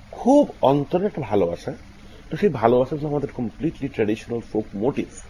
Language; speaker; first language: Bangla; early bilingual, other home language; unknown